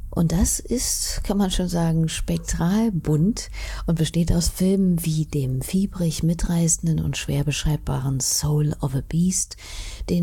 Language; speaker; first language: German; native; German